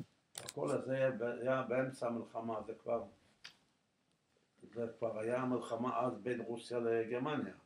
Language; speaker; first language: Hebrew; non-native, fluent; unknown